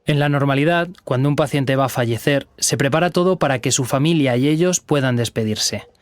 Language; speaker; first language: Spanish; native; Spanish